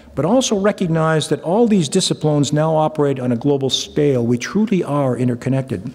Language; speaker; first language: English; native; English